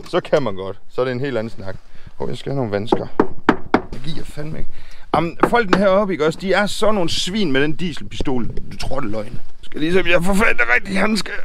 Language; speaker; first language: Danish; native; Danish